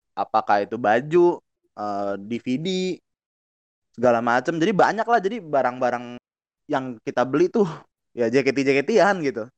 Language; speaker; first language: Indonesian; native; Indonesian